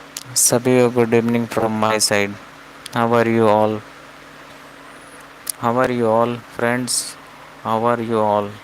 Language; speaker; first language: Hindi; non-native, local second language; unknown